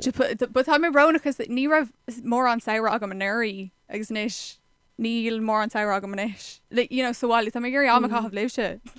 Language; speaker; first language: Irish; non-native, local second language; English